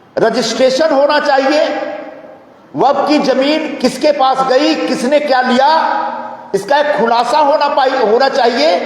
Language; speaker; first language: Hindi; native; Hindi